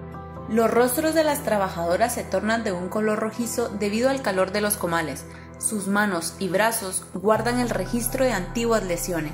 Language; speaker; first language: Spanish; native; Spanish